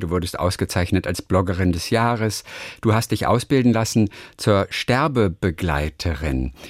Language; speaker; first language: German; native; German